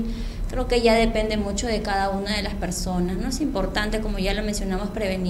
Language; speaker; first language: Spanish; native; Spanish